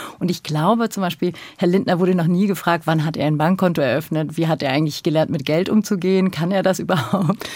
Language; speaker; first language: German; early bilingual, other home language; Turkish